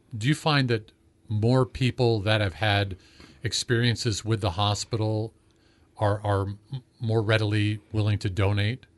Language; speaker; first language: English; native; English